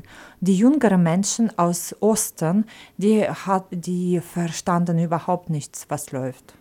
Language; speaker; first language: German; non-native, fluent; Ukrainian